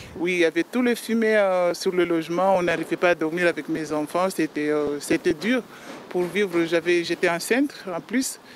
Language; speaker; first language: French; non-native, local second language; Comorian